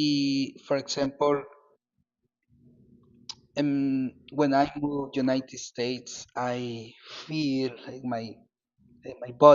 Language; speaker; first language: English; non-native, learner; Spanish